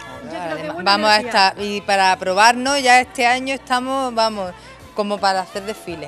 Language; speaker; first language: Spanish; native; Spanish